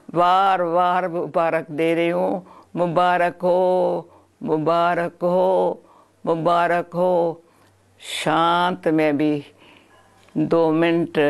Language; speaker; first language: Urdu; non-native, local second language; Sindhi